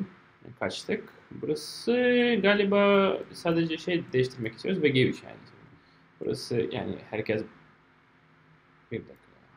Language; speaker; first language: Turkish; non-native, fluent; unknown